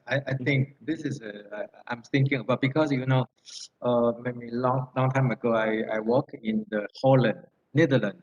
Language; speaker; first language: English; non-native, fluent; Thai